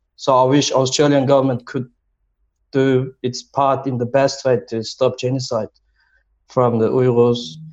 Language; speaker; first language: English; non-native, learner; Chinese